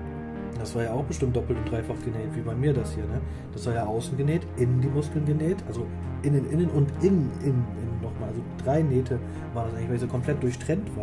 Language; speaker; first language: German; native; German